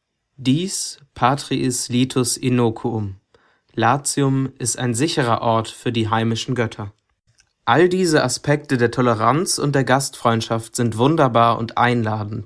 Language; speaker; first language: German; native; German